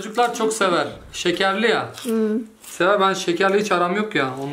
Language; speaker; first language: Turkish; native; Turkish